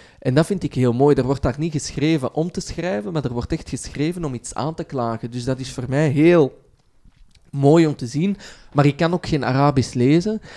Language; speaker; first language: Dutch; early bilingual, other home language; Arabic